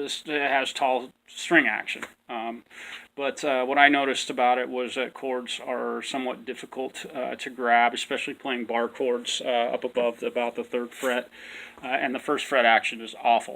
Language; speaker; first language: English; native; English